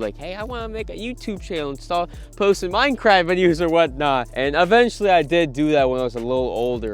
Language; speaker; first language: English; native; English